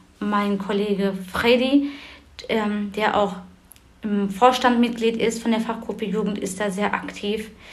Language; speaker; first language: German; early bilingual, other home language; Turkish